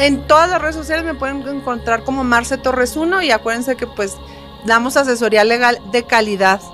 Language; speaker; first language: Spanish; native; Spanish